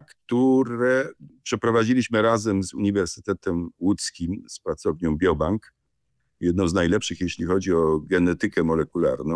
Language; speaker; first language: Polish; native; Polish